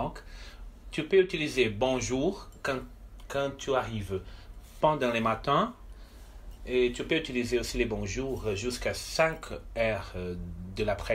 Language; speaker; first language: French; non-native, fluent; Portuguese